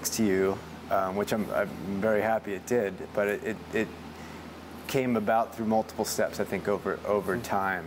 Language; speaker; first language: English; native; English